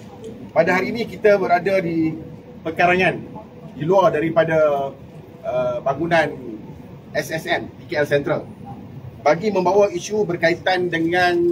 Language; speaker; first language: Malay; native; Malay